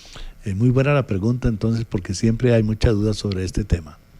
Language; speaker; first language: Spanish; native; Spanish